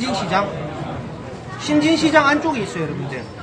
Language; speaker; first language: Korean; native; Korean